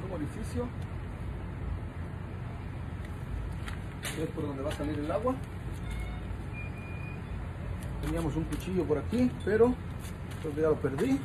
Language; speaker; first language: Spanish; native; Spanish